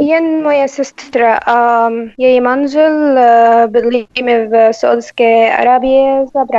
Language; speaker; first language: Czech; non-native, learner; Arabic